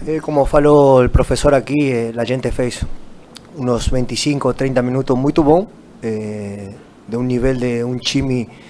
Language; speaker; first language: Portuguese; non-native, fluent; Spanish